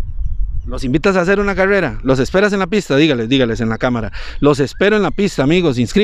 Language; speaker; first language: Spanish; native; Spanish